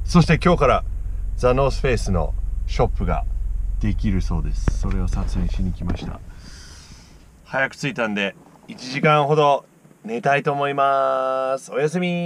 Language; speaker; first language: Japanese; non-native, fluent; English